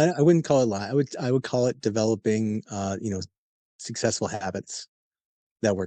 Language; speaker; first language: English; native; English